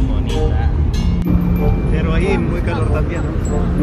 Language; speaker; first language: Spanish; non-native, learner; Filipino